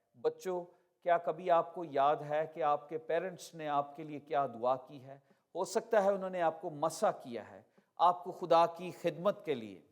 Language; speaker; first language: Urdu; native; Urdu